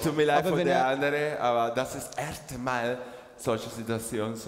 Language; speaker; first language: German; non-native, learner; Spanish